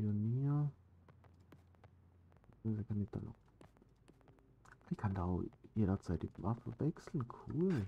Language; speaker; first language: German; native; German